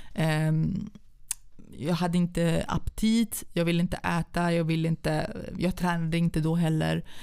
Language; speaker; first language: Swedish; early bilingual, other home language; Central Kurdish